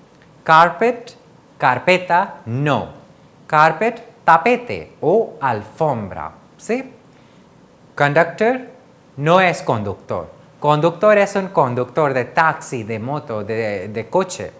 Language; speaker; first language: Spanish; non-native, fluent; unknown